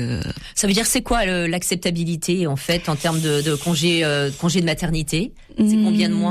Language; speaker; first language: French; native; French